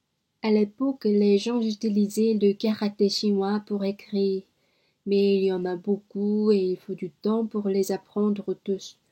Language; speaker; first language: French; non-native, learner; Korean